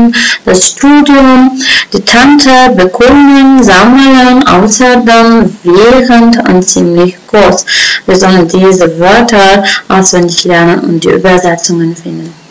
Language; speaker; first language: German; non-native, fluent; Uzbek